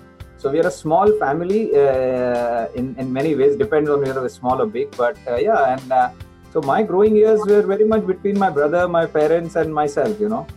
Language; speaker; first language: English; non-native, local second language; Marathi